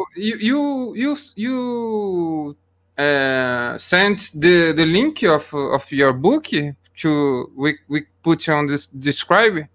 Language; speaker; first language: English; non-native, learner; Portuguese